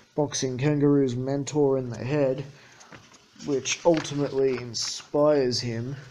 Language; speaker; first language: English; native; English